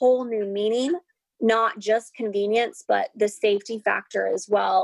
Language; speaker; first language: English; native; English